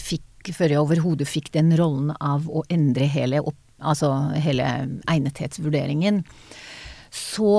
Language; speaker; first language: Norwegian; non-native, fluent; Hebrew